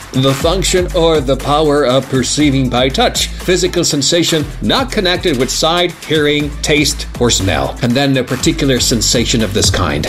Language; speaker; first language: English; non-native, fluent; Italian